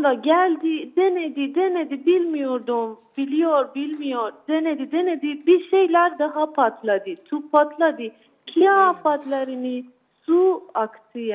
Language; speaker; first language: Turkish; non-native, learner; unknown